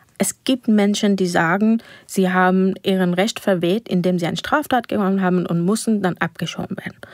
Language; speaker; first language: German; non-native, fluent; Persian